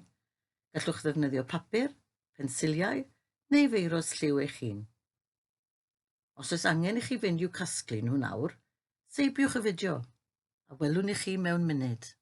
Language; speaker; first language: Welsh; native; Welsh